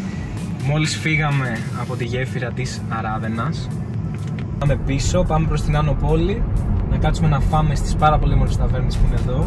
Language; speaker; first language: Greek; native; Greek